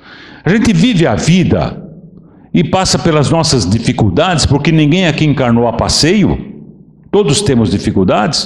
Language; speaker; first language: Portuguese; native; Portuguese